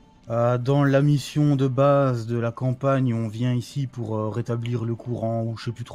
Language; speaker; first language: French; native; French